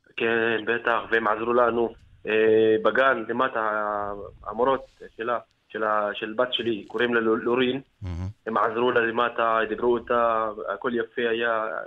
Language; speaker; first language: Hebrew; non-native, local second language; Arabic